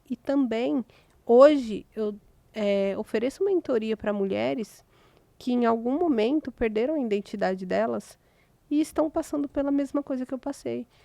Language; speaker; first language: Portuguese; native; Portuguese